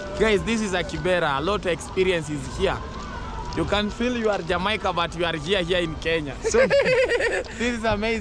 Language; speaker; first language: English; non-native, learner; Swahili